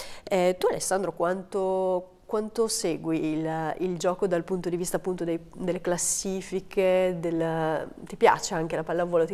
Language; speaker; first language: Italian; native; Italian